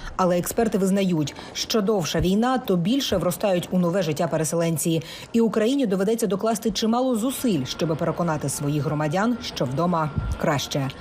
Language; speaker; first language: Ukrainian; native; Ukrainian